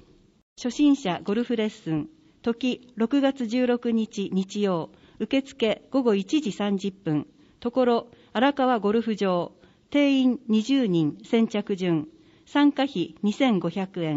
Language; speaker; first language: Japanese; native; Japanese